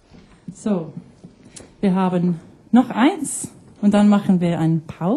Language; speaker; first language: German; early bilingual, heritage; English